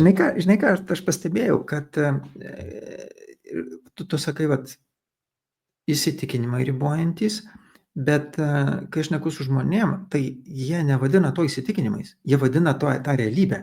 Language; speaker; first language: Lithuanian; native; Lithuanian